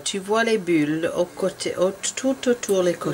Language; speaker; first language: French; non-native, learner; English